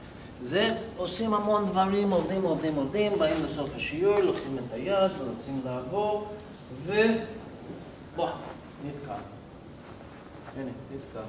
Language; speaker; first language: Hebrew; non-native, fluent; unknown